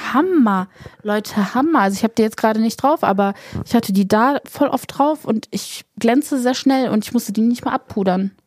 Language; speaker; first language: German; early bilingual, other home language; Polish